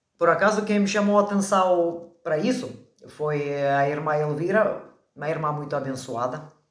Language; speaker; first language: Portuguese; non-native, fluent; Ukrainian